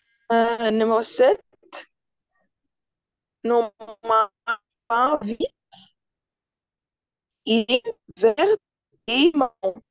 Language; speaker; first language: French; non-native, fluent; Arabic